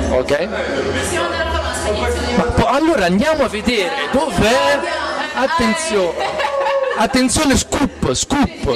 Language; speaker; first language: Italian; native; Italian